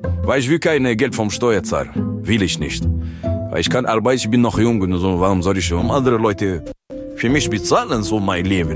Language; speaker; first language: German; non-native, learner; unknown